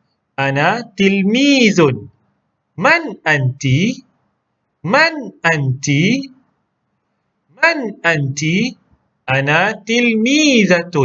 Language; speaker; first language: Arabic; non-native, local second language; Malay